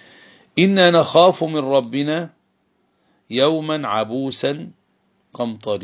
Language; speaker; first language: Arabic; native; Arabic